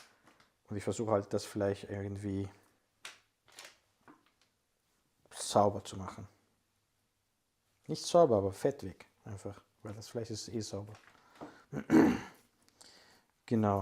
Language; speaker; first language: German; non-native, fluent; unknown